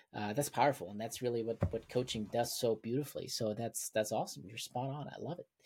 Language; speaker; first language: English; non-native, fluent; German